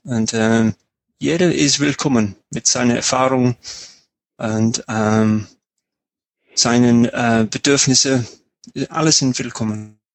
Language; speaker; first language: German; non-native, fluent; English